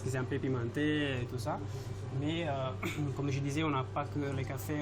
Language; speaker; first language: French; non-native, fluent; Italian